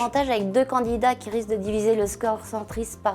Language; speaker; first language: French; native; French